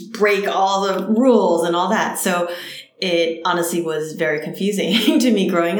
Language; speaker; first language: English; early bilingual, other home language; Cantonese